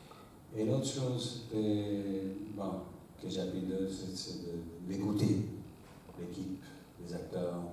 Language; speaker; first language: French; non-native, fluent; English